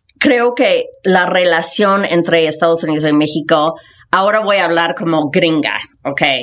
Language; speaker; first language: Spanish; non-native, fluent; English